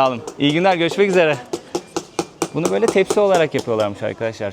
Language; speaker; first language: Turkish; native; Turkish